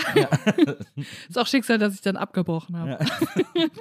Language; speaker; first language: German; native; German